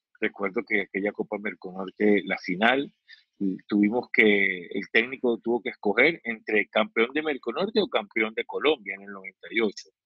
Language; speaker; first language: Spanish; native; Spanish